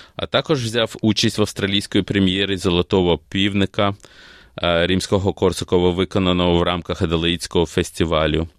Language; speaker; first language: Ukrainian; native; Ukrainian